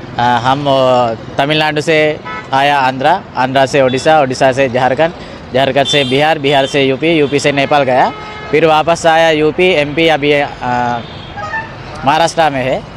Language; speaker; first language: Hindi; non-native, learner; Sinhala